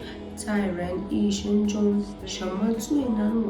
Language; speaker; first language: Chinese; non-native, learner; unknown